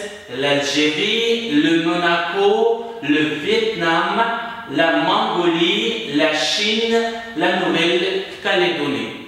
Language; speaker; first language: French; non-native, fluent; Uzbek